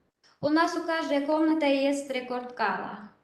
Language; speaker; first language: Russian; non-native, learner; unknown